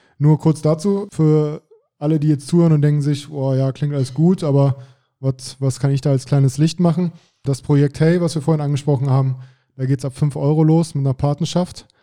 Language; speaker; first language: German; native; German